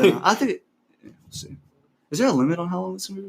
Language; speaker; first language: English; native; English